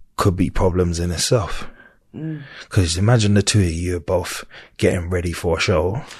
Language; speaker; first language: English; native; English